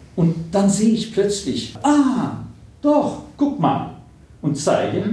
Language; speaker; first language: German; non-native, fluent; Swedish